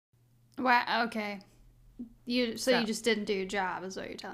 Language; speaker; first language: English; native; English